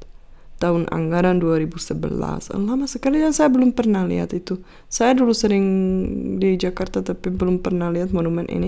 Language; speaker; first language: Indonesian; non-native, fluent; Czech